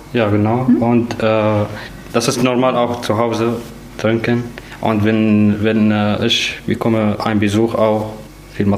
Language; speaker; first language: German; non-native, learner; Arabic